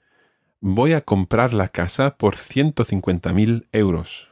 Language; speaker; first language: Spanish; non-native, fluent; English